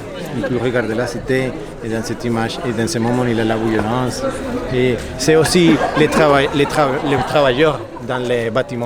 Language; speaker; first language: French; non-native, fluent; Spanish